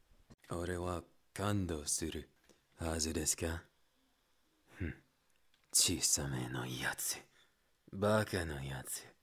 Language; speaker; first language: Japanese; non-native, learner; Spanish